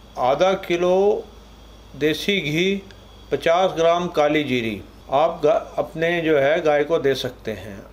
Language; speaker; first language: Hindi; non-native, local second language; Punjabi